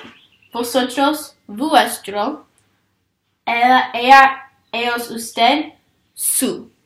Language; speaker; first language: Spanish; non-native, learner; English